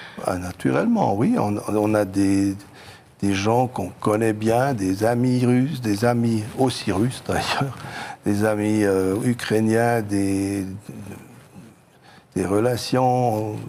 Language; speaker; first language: French; non-native, local second language; German